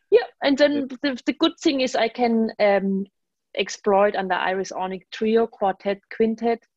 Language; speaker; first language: English; non-native, fluent; German